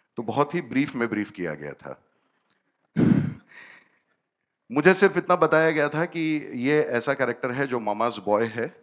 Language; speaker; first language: Hindi; native; Hindi